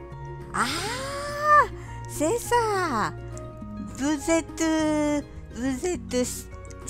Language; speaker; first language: French; non-native, learner; Japanese